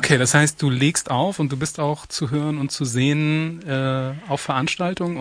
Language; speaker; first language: German; native; German